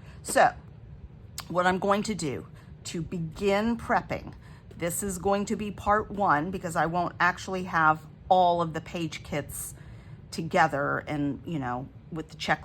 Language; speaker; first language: English; native; English